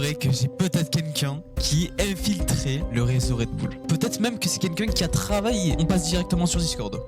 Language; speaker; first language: French; native; French